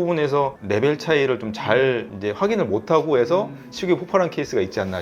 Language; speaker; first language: Korean; native; Korean